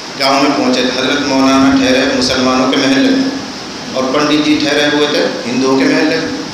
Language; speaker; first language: Urdu; non-native, local second language; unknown